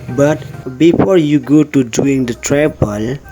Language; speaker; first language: English; non-native, learner; Indonesian